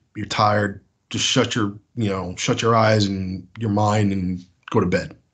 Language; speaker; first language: English; native; English